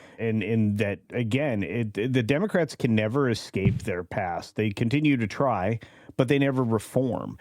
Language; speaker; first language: English; native; English